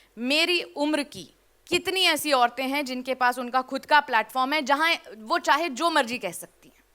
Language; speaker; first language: Hindi; native; Hindi